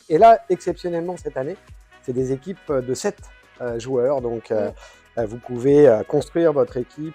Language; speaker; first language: French; native; French